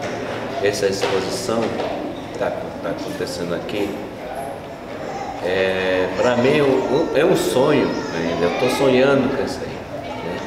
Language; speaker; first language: Portuguese; non-native, local second language; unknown